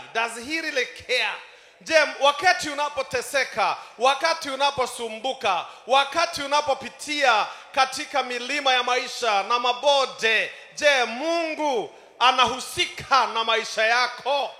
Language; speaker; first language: Swahili; non-native, local second language; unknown